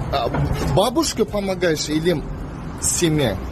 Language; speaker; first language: Russian; non-native, local second language; Kazakh